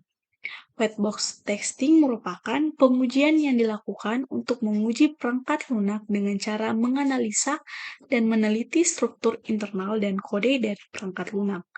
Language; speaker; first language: Indonesian; native; Indonesian